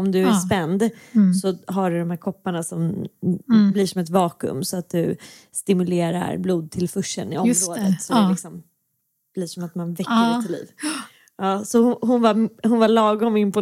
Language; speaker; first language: Swedish; native; Swedish